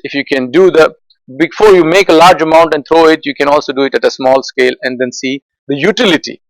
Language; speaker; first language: English; non-native, fluent; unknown